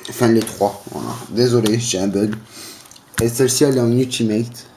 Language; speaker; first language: French; native; French